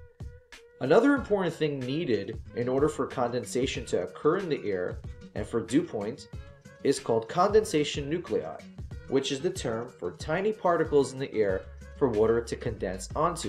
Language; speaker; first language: English; native; English